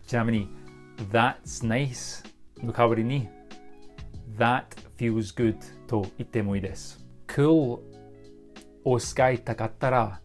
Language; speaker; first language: Japanese; non-native, fluent; English